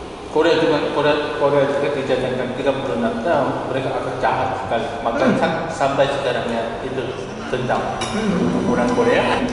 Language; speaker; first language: Indonesian; non-native, learner; Korean